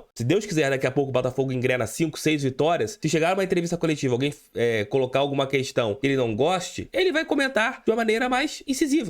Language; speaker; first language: Portuguese; native; Portuguese